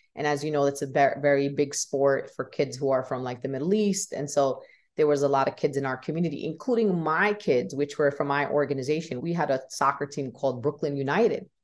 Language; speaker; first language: English; native; English